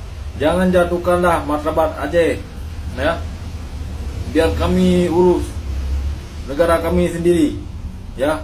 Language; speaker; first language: Indonesian; non-native, local second language; Achinese